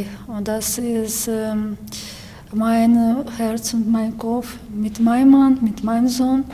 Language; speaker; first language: German; non-native, learner; Ukrainian